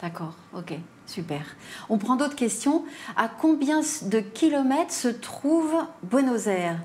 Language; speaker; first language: French; native; French